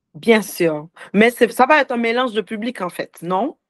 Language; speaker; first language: French; native; French